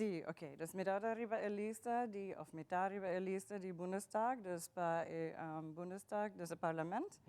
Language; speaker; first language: Dutch; non-native, local second language; Papiamento